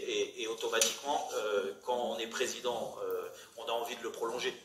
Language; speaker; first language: French; native; French